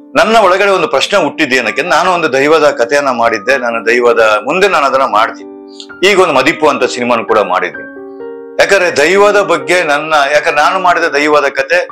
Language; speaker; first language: Kannada; non-native, local second language; Tulu